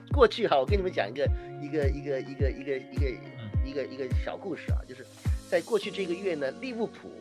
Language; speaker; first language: Chinese; native; Chinese